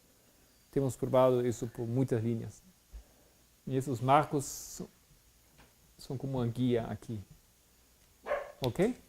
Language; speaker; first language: Portuguese; non-native, fluent; Spanish